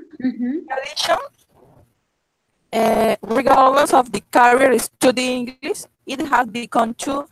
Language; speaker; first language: English; non-native, learner; Spanish